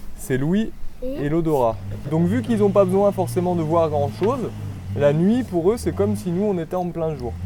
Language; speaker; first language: French; native; French